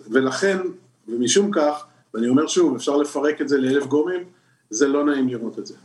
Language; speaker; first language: Hebrew; native; Hebrew